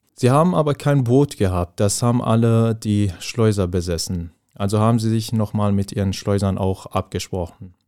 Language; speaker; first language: German; non-native, fluent; Persian